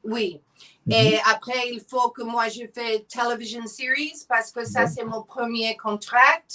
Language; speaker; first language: French; non-native, learner; English